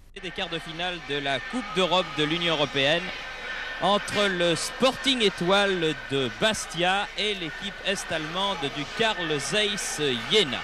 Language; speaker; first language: French; native; French